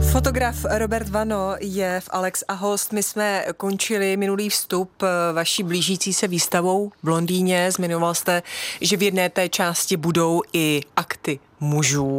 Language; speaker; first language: Czech; native; Czech